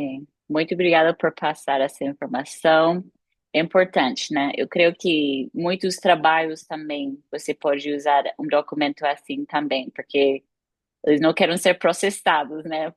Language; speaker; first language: Portuguese; non-native, fluent; English